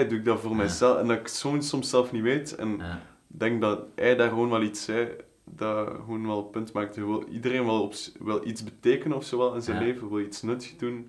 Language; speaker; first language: Dutch; native; Dutch